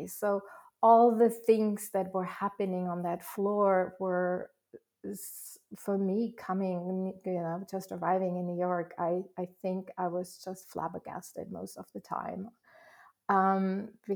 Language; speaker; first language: English; non-native, fluent; German